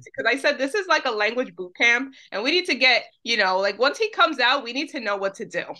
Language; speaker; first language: English; early bilingual, other home language; Spanish